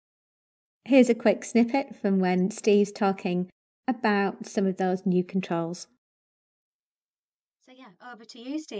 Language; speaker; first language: English; native; English